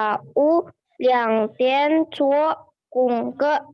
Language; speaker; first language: Chinese; non-native, learner; Indonesian